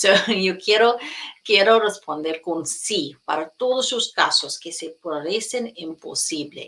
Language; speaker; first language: Spanish; non-native, fluent; English